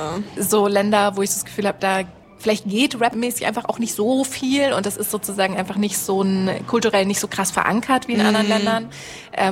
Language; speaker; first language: German; native; German